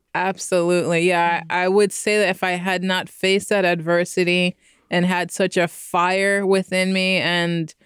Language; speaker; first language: English; native; English